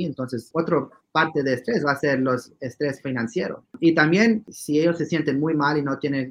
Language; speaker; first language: Spanish; early bilingual, heritage; Spanish